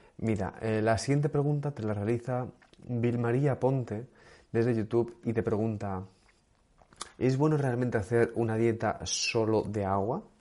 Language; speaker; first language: Spanish; native; Spanish